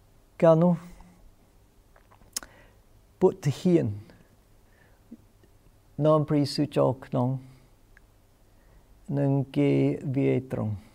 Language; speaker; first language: Khmer; non-native, fluent; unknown